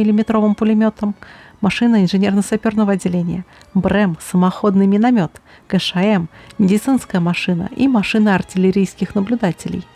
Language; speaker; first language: Russian; native; Russian